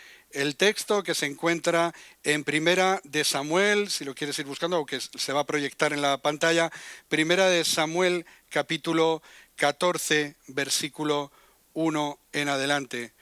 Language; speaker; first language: Spanish; native; Spanish